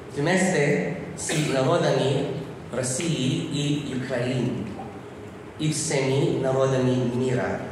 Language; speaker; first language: Russian; non-native, fluent; Filipino